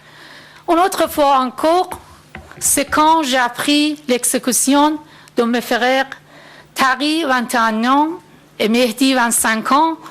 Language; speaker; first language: French; non-native, fluent; Persian